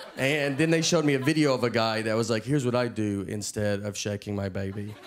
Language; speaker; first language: English; native; English